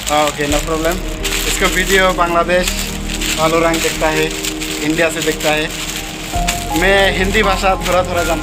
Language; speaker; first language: Hindi; non-native, learner; Bangla